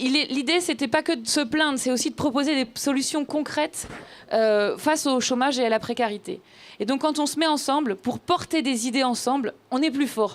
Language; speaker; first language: French; native; French